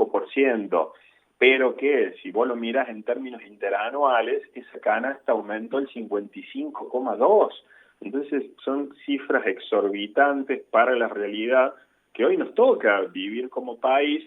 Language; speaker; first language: Spanish; native; Spanish